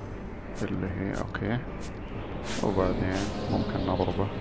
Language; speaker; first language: Arabic; native; Arabic